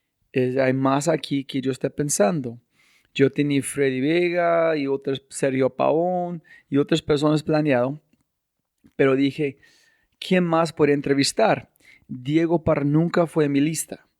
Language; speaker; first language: Spanish; non-native, fluent; English